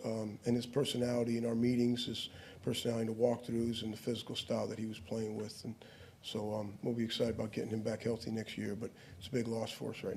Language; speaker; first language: English; native; English